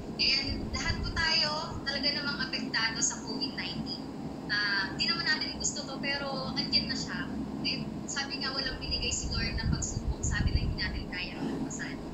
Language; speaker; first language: Filipino; non-native, local second language; Iloko